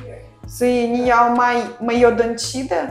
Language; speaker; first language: Chinese; non-native, fluent; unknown